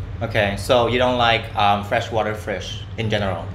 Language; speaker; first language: English; non-native, fluent; Vietnamese